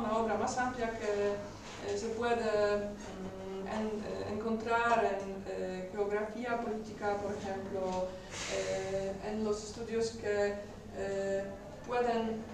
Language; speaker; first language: Spanish; non-native, learner; Polish